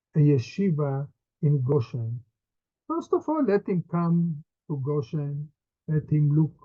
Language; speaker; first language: English; non-native, fluent; Hebrew